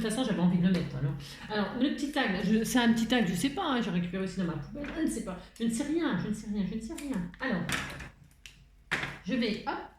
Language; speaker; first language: French; native; French